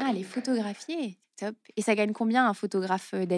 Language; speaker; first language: French; native; French